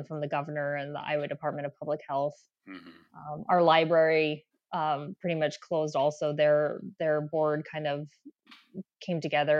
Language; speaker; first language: English; native; English